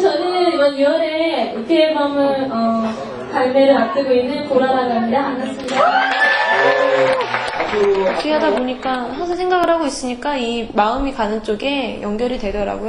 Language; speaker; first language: Korean; native; Korean